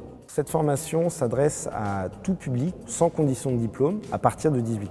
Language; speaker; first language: French; native; French